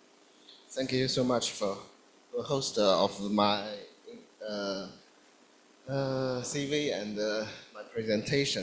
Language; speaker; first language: English; non-native, fluent; Indonesian